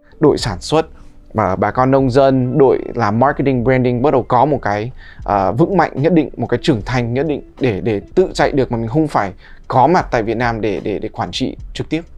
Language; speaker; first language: Vietnamese; early bilingual, heritage; Vietnamese